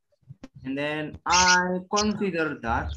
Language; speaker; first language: English; non-native, learner; Indonesian